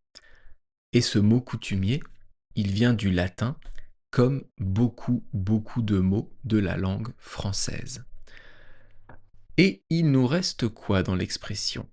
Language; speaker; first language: French; native; French